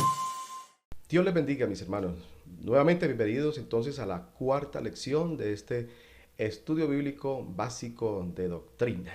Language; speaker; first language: Spanish; native; Spanish